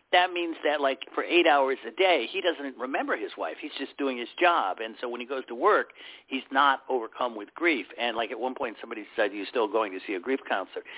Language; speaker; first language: English; native; English